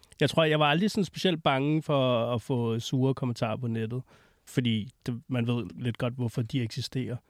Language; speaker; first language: Danish; native; Danish